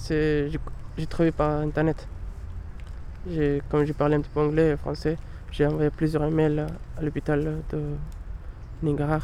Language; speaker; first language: French; non-native, learner; Pashto